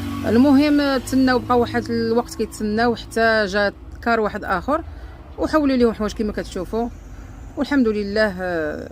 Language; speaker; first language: Arabic; native; Arabic